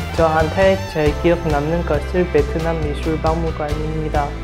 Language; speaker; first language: Korean; non-native, learner; Vietnamese